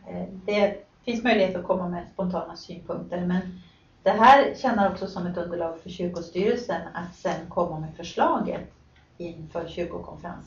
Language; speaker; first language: Swedish; native; Swedish